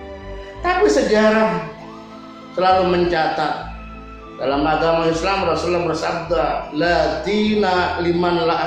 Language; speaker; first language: Indonesian; native; Indonesian